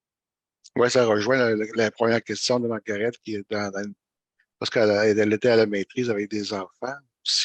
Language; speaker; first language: French; native; French